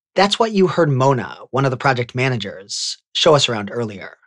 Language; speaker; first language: English; native; English